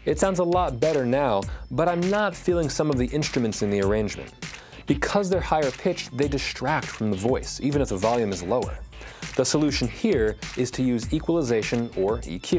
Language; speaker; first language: English; native; English